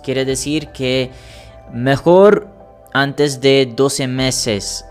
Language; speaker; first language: Spanish; non-native, learner; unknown